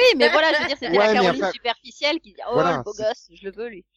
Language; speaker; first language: French; native; French